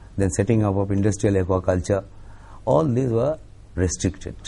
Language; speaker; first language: English; non-native, local second language; Bangla